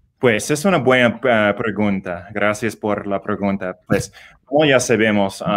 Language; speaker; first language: Spanish; non-native, learner; English